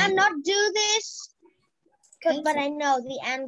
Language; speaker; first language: English; non-native, learner; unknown